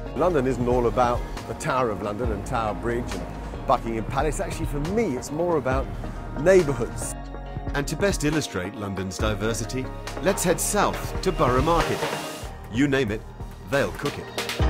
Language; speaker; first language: English; native; English